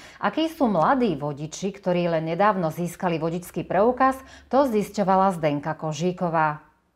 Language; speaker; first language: Slovak; native; Slovak